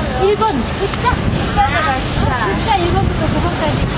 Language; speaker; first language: Korean; native; Korean